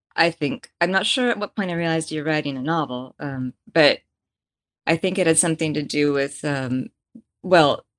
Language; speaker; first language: English; native; English